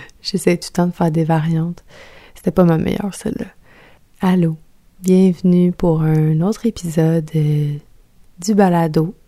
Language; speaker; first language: French; native; French